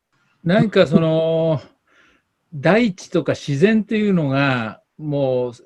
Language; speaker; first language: Japanese; native; Japanese